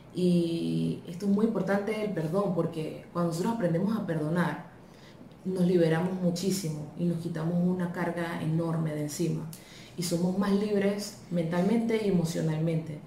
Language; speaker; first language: Spanish; native; Spanish